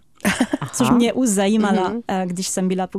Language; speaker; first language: Czech; non-native, fluent; French